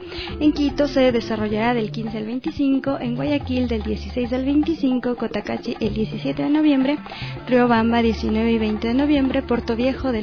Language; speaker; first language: Spanish; native; Spanish